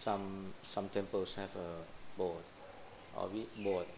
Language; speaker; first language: English; non-native, fluent; Thai